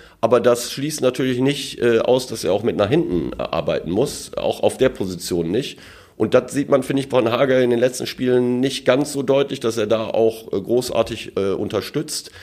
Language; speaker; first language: German; early bilingual, other home language; Turkish